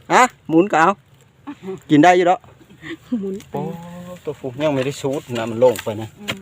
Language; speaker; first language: Thai; native; Thai